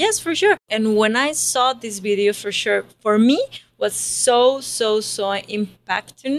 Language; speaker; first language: English; non-native, learner; Spanish